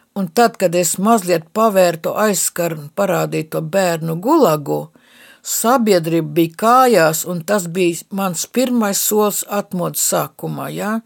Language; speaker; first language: Latvian; non-native, local second language; Russian